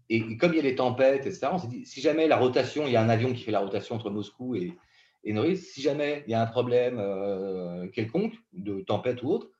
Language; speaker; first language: French; native; French